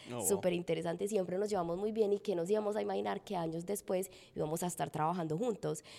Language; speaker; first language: Spanish; native; Spanish